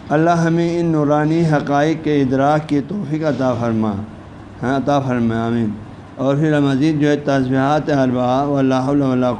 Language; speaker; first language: Urdu; non-native, local second language; Balti